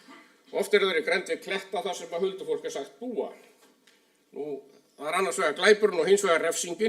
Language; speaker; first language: Icelandic; native; Icelandic